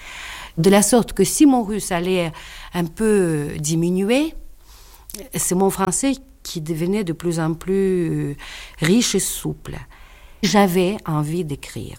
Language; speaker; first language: French; non-native, fluent; Russian